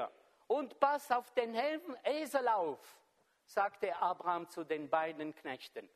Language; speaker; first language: German; non-native, fluent; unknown